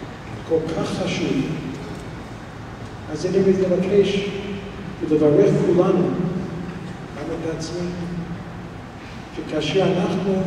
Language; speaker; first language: Hebrew; non-native, fluent; English